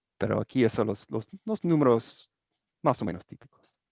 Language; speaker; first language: Spanish; non-native, learner; English